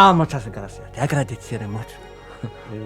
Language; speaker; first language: Spanish; non-native, learner; Arabic